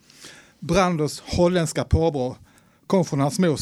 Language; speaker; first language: Swedish; native; Swedish